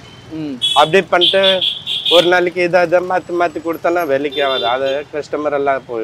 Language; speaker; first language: Tamil; non-native, learner; Hindi